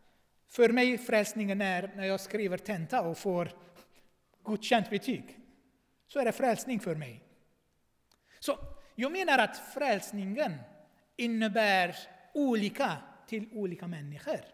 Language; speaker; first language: Swedish; non-native, fluent; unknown